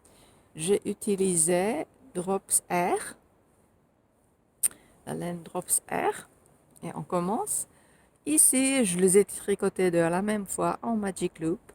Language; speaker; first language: French; non-native, fluent; Finnish